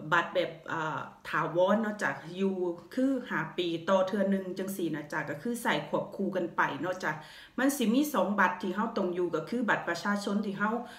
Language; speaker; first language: Thai; native; Thai